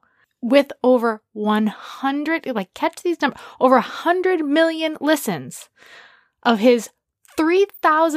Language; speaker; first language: English; native; English